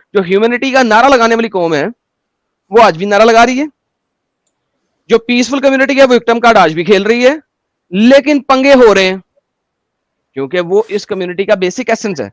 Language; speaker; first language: Hindi; native; Hindi